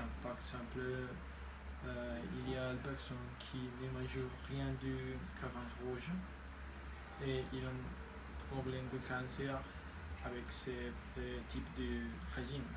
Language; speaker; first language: French; non-native, learner; Spanish